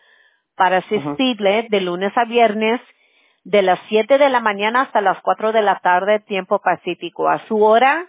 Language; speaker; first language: Spanish; early bilingual, heritage; English